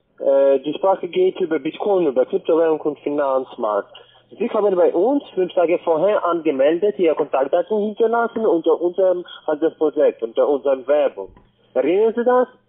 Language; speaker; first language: German; non-native, learner; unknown